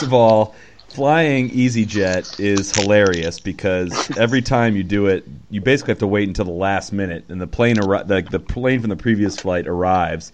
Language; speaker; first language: English; native; English